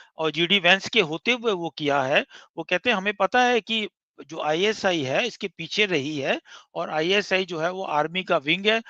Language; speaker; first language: Hindi; non-native, local second language; Punjabi